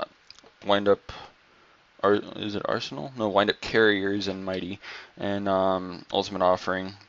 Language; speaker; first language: English; native; English